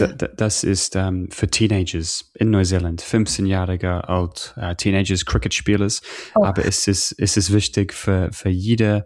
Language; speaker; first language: German; non-native, learner; English